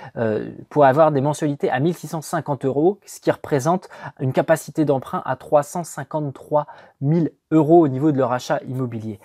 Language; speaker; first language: French; native; French